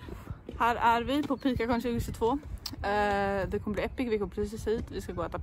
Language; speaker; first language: Swedish; native; Swedish